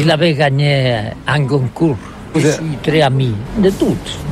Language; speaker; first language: French; non-native, learner; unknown